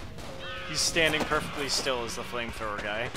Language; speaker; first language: English; native; English